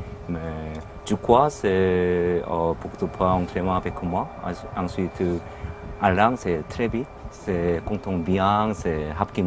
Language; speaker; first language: French; non-native, learner; Korean